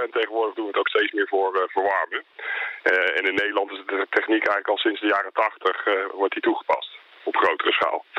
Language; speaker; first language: Dutch; native; Dutch